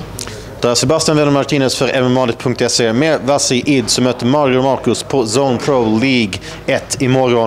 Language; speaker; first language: Swedish; native; Swedish